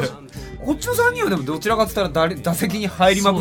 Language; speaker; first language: Japanese; native; Japanese